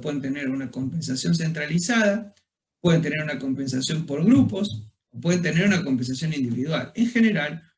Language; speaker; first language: Spanish; native; Spanish